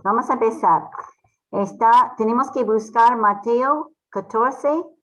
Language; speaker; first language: Spanish; non-native, fluent; English